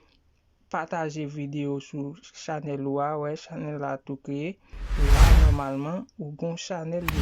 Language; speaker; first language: French; non-native, learner; Haitian Creole